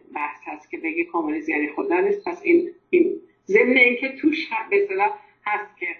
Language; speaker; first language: Persian; non-native, local second language; Azerbaijani